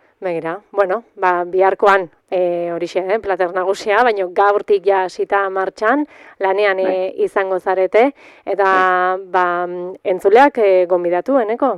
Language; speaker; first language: Basque; native; Basque